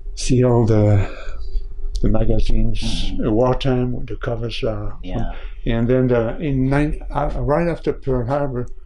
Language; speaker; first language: English; non-native, fluent; French